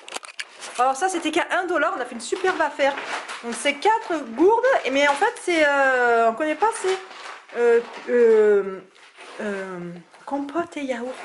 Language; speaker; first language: French; native; French